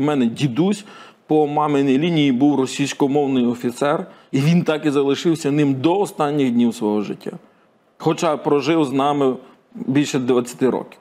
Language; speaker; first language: Ukrainian; native; Ukrainian